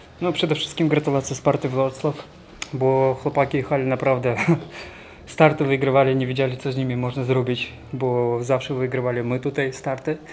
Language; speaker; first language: Polish; non-native, fluent; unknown